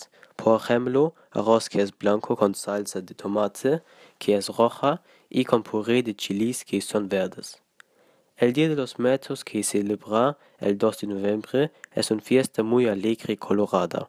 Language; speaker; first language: Spanish; non-native, learner; German